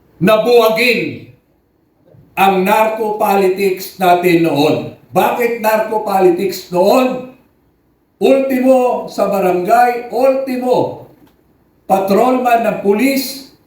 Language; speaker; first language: Filipino; native; Filipino